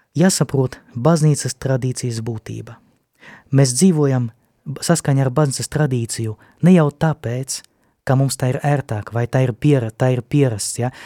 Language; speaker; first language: Latvian; non-native, local second language; Russian